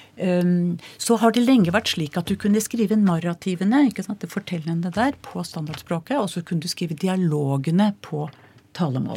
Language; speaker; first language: Norwegian; native; Norwegian